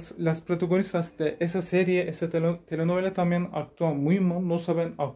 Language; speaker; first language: Spanish; non-native, learner; Turkish